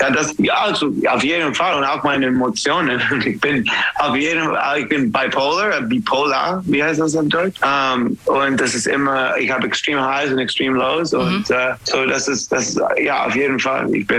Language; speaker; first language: German; non-native, fluent; English